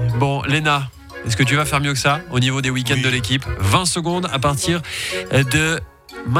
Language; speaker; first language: French; native; French